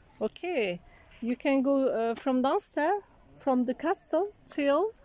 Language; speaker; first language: English; non-native, learner; Turkish